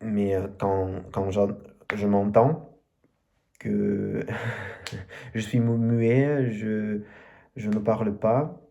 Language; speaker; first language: French; non-native, learner; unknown